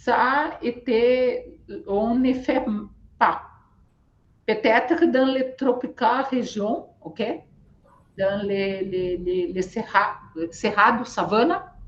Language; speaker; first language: French; non-native, learner; Portuguese